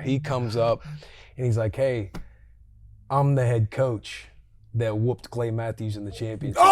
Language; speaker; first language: English; native; English